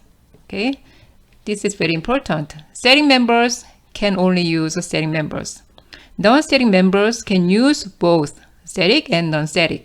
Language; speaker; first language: English; non-native, fluent; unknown